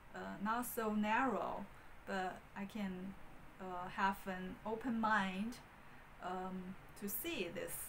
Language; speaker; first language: English; non-native, fluent; Chinese